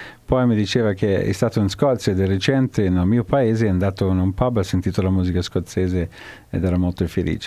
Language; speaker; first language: Italian; non-native, fluent; English